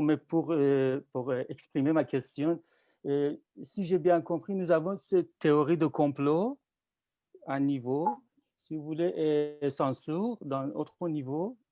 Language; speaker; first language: French; non-native, fluent; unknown